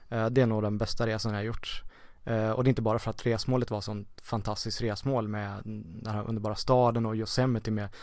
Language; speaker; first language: Swedish; native; Swedish